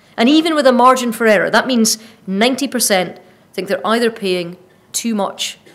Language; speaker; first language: English; native; English